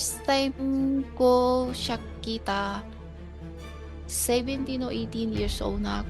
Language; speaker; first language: Filipino; non-native, learner; Chinese